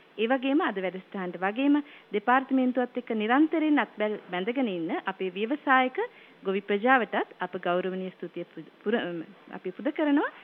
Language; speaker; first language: Sinhala; native; Sinhala